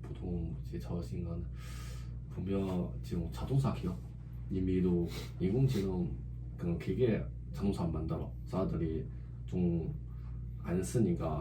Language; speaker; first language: Korean; non-native, learner; Chinese